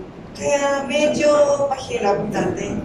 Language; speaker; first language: Filipino; non-native, learner; Japanese